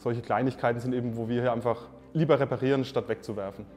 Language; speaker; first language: German; native; German